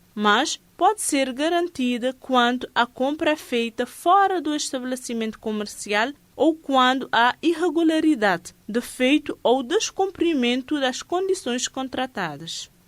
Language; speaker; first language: Portuguese; non-native, local second language; Kabuverdianu